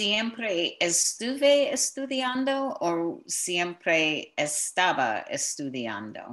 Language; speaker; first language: Spanish; non-native, learner; English